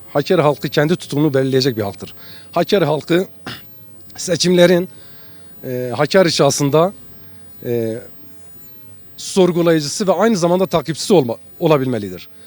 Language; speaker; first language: Turkish; non-native, local second language; Kurdish